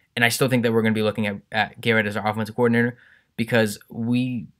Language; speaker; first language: English; native; English